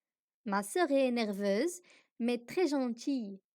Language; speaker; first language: French; non-native, local second language; Arabic